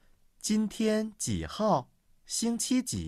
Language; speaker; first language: Chinese; non-native, learner; Vietnamese